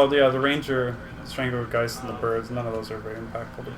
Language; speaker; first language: English; native; English